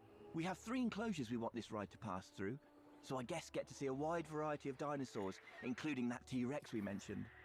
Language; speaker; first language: English; native; English